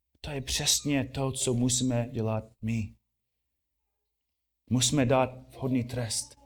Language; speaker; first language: Czech; non-native, fluent; English